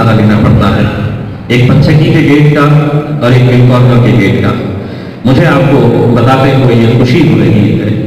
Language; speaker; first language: Urdu; native; Urdu